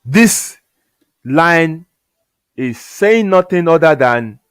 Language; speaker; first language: English; non-native, local second language; Yoruba